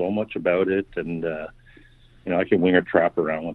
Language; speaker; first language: English; native; English